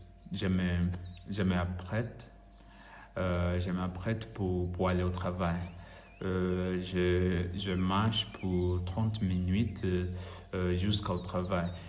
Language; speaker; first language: French; non-native, learner; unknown